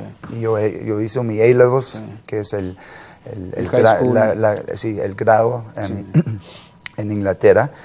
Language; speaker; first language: Spanish; non-native, fluent; German